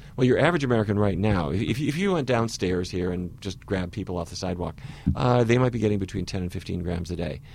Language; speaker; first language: English; native; English